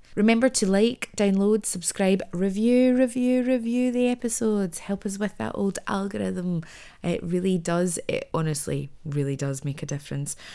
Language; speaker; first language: English; native; English